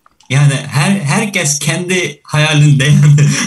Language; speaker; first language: Turkish; non-native, learner; Uzbek